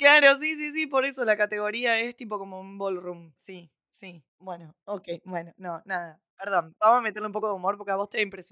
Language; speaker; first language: Spanish; native; Spanish